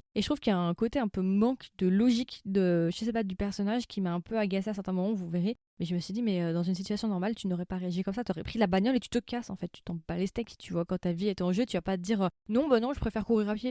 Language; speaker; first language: French; native; French